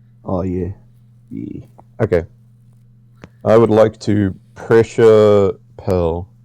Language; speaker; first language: English; native; English